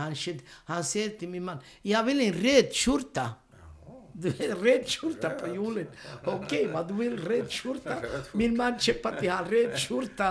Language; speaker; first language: Swedish; non-native, learner; Romany